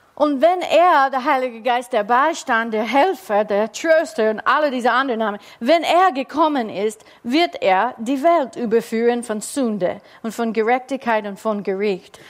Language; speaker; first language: German; non-native, fluent; English